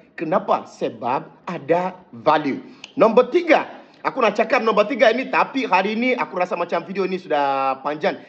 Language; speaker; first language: Malay; non-native, fluent; Yoruba